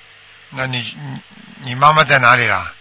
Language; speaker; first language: Chinese; native; Chinese